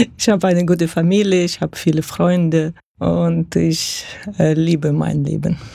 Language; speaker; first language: German; non-native, fluent; Russian